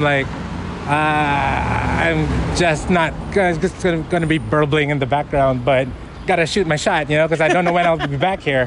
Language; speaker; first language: English; non-native, local second language; Filipino